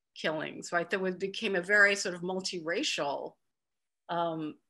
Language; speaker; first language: English; native; English